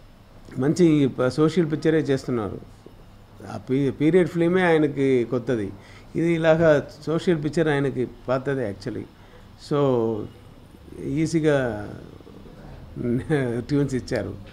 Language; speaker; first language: Telugu; non-native, learner; Tamil